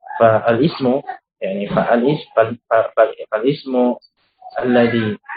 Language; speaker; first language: Arabic; non-native, fluent; Indonesian